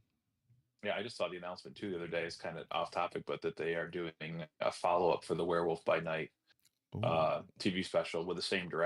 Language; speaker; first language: English; native; English